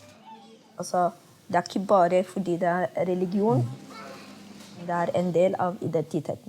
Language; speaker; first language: Norwegian; non-native, fluent; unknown